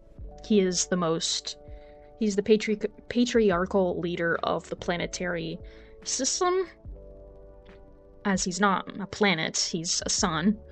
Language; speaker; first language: English; native; English